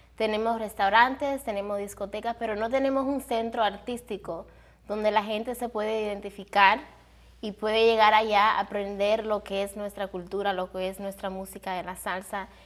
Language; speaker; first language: Spanish; early bilingual, heritage; Spanish